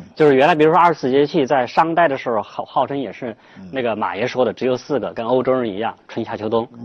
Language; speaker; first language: Chinese; native; Chinese